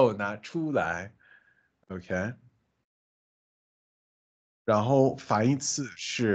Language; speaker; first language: Chinese; non-native, learner; English